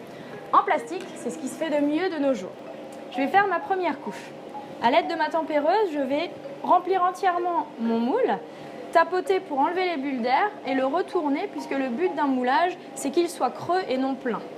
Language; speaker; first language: French; native; French